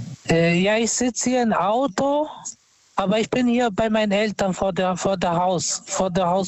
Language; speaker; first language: German; non-native, fluent; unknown